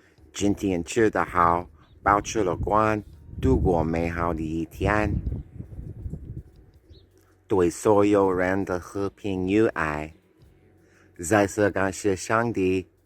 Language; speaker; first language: Chinese; non-native, learner; English